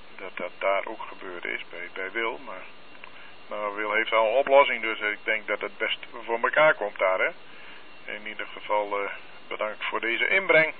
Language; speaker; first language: Dutch; native; Dutch